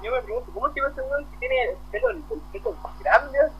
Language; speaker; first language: Spanish; native; Spanish